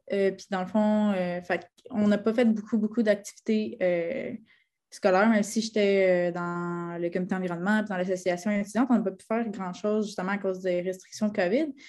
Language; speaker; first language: French; native; French